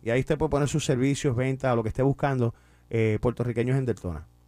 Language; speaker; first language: Spanish; early bilingual, heritage; Spanish